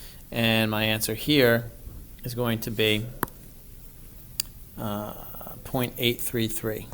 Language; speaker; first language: English; native; English